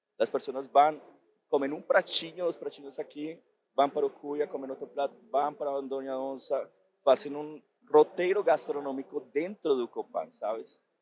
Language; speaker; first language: Portuguese; non-native, fluent; Spanish